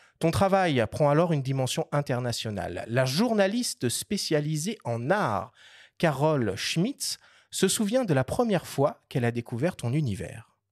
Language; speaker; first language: French; native; French